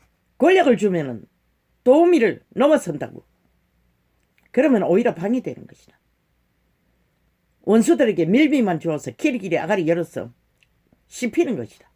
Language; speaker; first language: Korean; native; Korean